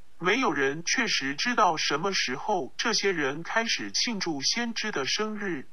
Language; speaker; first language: Chinese; non-native, local second language; Cantonese